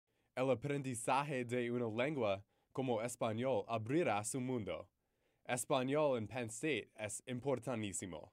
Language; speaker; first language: Spanish; non-native, learner; English